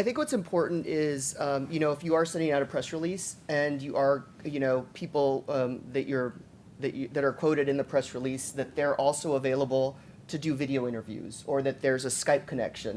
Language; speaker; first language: English; native; English